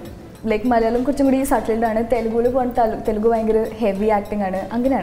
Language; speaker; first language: Malayalam; non-native, local second language; Hindi